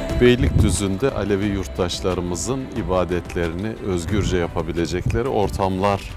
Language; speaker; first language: Turkish; native; Turkish